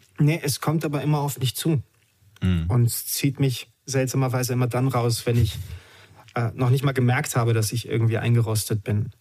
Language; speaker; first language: German; early bilingual, other home language; Romanian